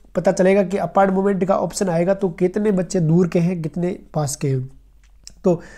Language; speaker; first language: Hindi; native; Hindi